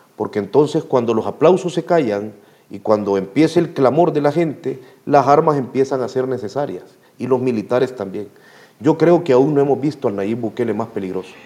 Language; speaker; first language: Spanish; native; Spanish